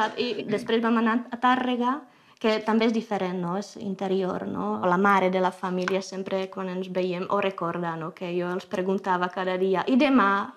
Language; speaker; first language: Catalan; non-native, fluent; Czech